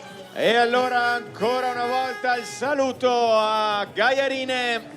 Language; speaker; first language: Italian; native; Italian